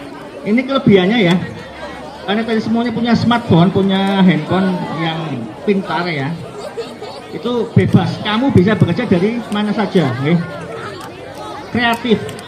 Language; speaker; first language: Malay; non-native, local second language; Javanese